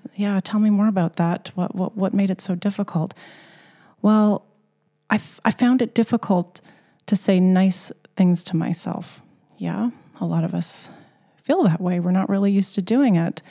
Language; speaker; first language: English; native; English